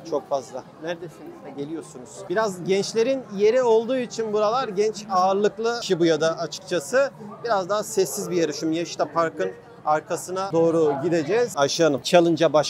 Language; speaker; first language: Turkish; native; Turkish